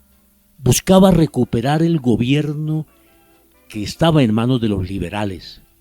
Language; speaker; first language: Spanish; native; Spanish